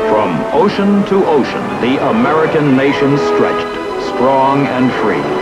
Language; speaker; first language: English; native; English